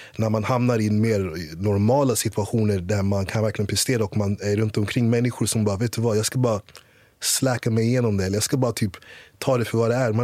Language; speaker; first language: Swedish; early bilingual, other home language; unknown